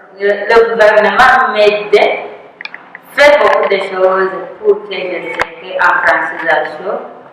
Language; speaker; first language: French; non-native, local second language; Rundi